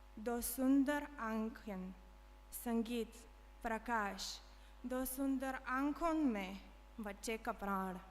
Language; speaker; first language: Hindi; non-native, learner; Bulgarian